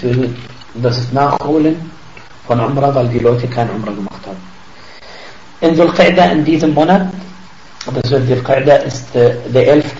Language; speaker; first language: German; non-native, fluent; Arabic